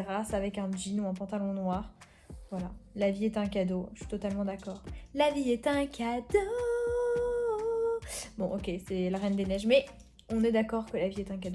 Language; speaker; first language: French; native; French